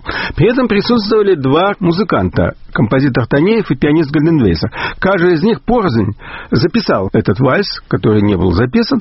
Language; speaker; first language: Russian; native; Russian